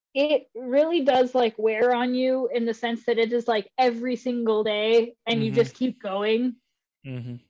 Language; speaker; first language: English; native; English